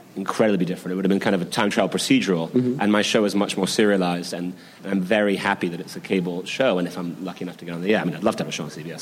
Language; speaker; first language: English; native; English